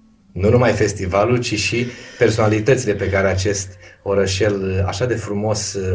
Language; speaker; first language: Romanian; native; Romanian